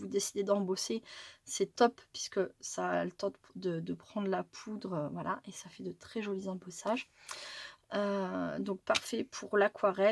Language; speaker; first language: French; native; French